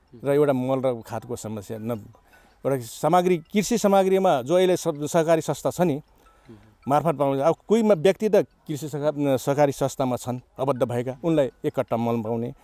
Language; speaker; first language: Nepali; non-native, local second language; Rana Tharu